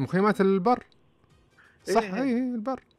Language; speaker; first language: Arabic; native; Arabic